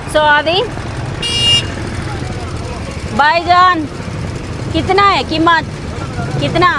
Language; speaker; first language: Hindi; non-native, local second language; Telugu